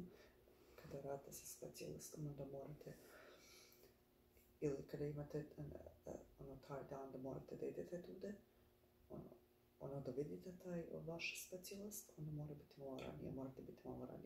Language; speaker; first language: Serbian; early bilingual, heritage; Bosnian